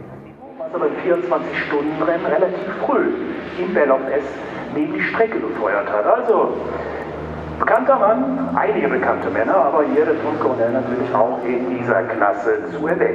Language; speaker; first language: German; native; German